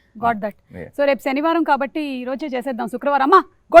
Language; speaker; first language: Telugu; native; Telugu